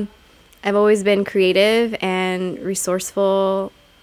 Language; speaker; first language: English; native; English